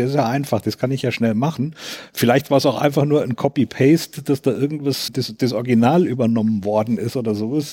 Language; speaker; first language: German; native; German